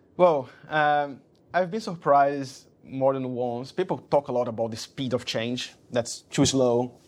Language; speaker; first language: English; non-native, fluent; Portuguese